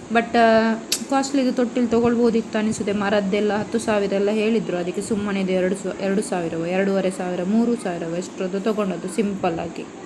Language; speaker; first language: Kannada; non-native, local second language; Tulu